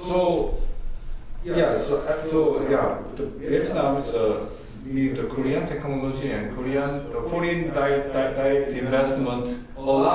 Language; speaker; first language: English; non-native, learner; Korean